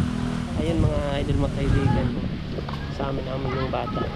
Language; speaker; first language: Filipino; native; Filipino